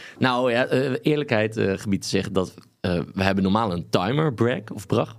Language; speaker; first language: Dutch; native; Dutch